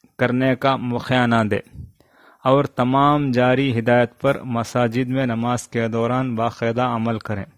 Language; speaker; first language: Hindi; non-native, local second language; Urdu